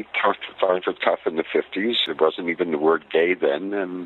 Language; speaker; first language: English; native; English